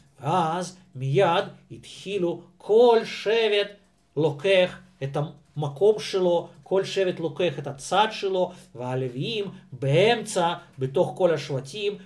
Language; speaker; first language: Hebrew; non-native, fluent; Russian